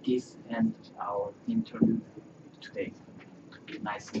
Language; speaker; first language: English; non-native, learner; Korean